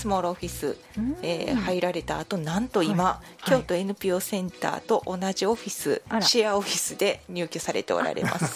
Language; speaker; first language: Japanese; native; Japanese